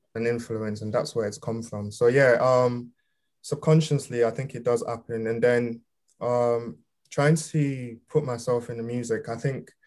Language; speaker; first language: English; early bilingual, other home language; Yoruba